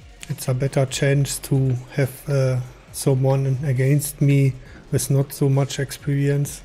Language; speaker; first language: English; non-native, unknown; German